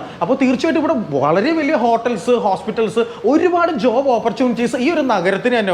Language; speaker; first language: Malayalam; native; Malayalam